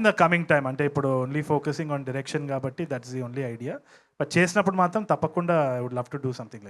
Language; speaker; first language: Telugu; native; Telugu